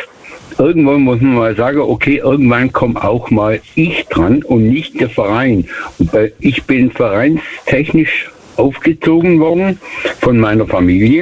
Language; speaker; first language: German; native; German